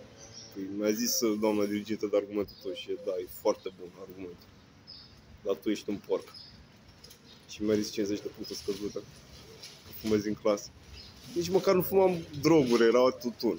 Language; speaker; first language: Romanian; native; Romanian